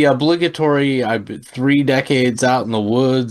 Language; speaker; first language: English; native; English